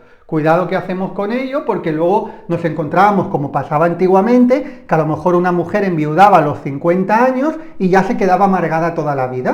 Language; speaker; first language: Spanish; native; Spanish